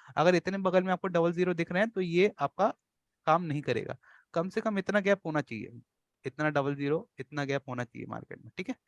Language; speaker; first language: Hindi; native; Hindi